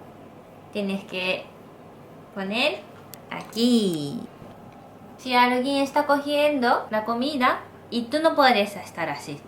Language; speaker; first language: Spanish; non-native, learner; Japanese